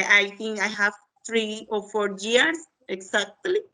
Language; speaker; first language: English; non-native, learner; Spanish